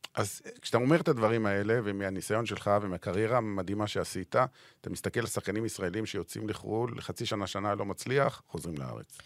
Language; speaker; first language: Hebrew; native; Hebrew